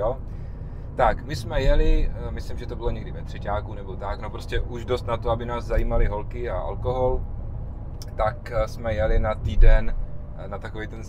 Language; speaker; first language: Czech; native; Czech